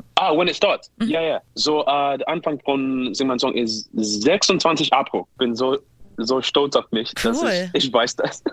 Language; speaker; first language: German; non-native, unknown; English